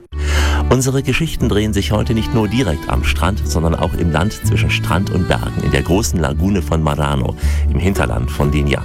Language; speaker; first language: German; native; German